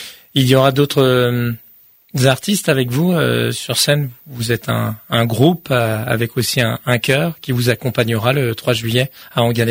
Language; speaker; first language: French; native; French